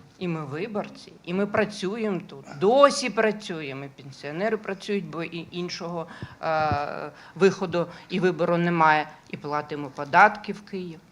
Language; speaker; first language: Ukrainian; non-native, local second language; Russian